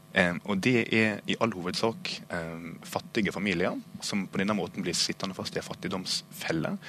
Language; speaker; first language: Norwegian; native; Norwegian